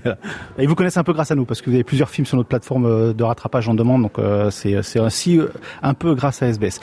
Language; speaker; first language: French; native; French